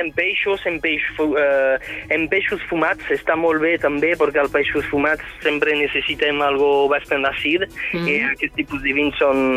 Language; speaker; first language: Catalan; non-native, fluent; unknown